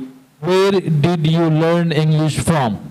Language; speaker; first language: English; non-native, fluent; Hindi